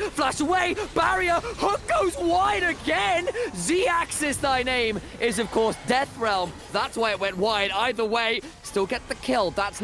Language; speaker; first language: English; native; English